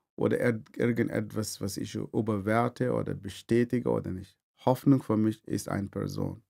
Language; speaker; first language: German; non-native, fluent; Arabic